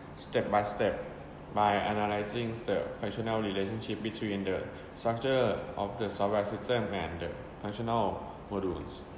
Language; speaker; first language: English; non-native, learner; Thai